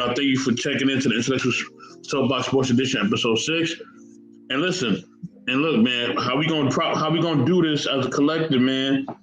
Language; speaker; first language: English; native; English